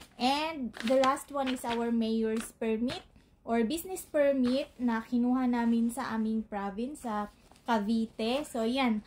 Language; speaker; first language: Filipino; native; Filipino